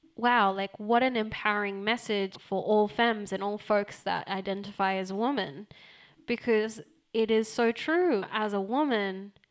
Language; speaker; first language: English; early bilingual, other home language; Japanese